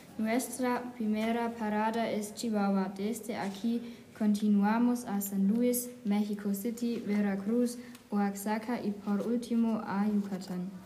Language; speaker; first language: Spanish; non-native, learner; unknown